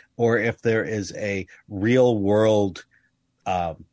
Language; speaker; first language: English; native; English